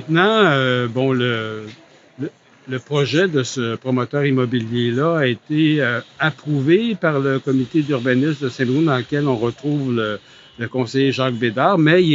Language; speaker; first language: French; native; French